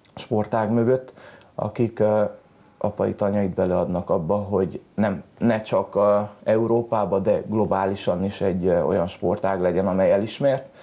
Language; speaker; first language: Hungarian; native; Hungarian